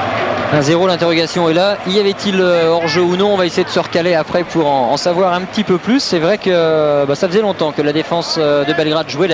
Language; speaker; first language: French; native; French